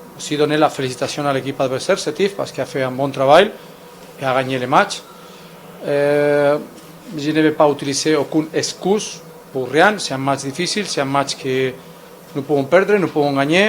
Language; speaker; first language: French; non-native, fluent; Spanish